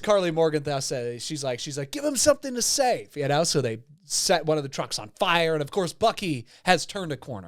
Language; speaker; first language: English; native; English